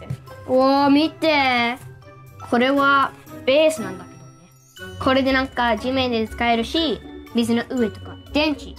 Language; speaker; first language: Japanese; non-native, fluent; English